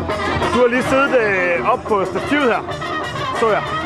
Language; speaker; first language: Danish; native; Danish